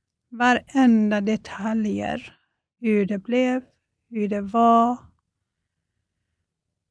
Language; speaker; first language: Swedish; non-native, fluent; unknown